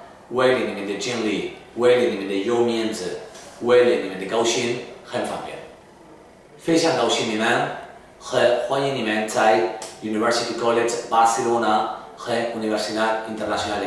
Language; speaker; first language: Chinese; non-native, fluent; Spanish